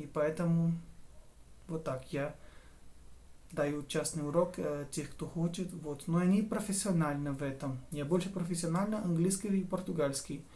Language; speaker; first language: Russian; non-native, fluent; Portuguese